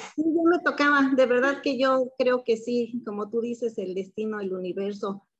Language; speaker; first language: Spanish; native; Spanish